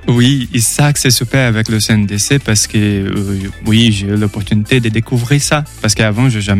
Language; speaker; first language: French; non-native, fluent; Portuguese